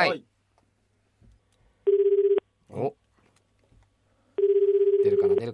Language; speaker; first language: Japanese; native; Japanese